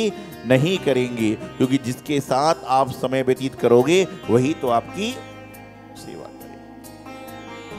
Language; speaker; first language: Hindi; native; Hindi